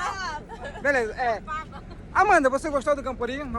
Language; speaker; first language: Portuguese; native; Portuguese